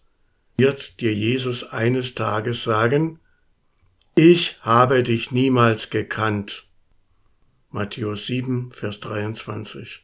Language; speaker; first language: German; native; German